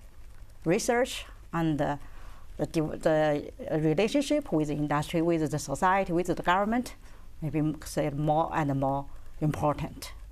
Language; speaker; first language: English; non-native, learner; Chinese